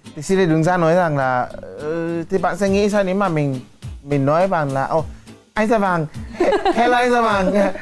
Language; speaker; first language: Vietnamese; non-native, fluent; Yoruba